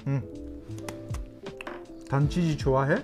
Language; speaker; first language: Korean; non-native, learner; Russian